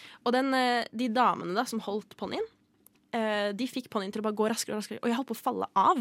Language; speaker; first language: Norwegian; native; Norwegian